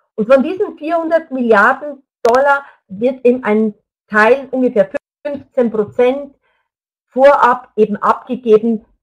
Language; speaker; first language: German; native; German